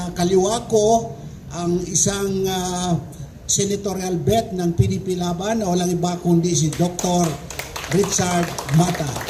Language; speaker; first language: Filipino; native; Filipino